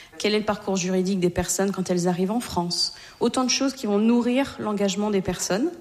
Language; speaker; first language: French; native; French